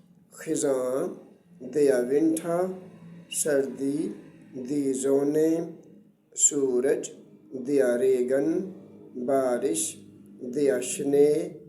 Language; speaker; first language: German; non-native, learner; Urdu